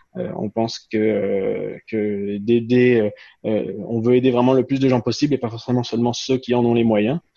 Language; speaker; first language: French; native; French